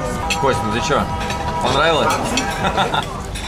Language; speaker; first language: Russian; native; Russian